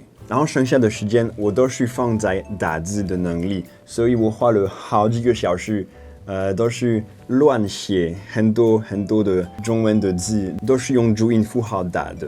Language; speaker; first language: Chinese; non-native, fluent; French